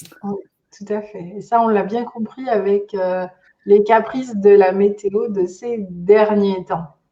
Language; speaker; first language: French; native; French